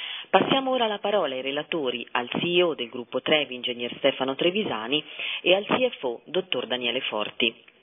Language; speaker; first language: Italian; native; Italian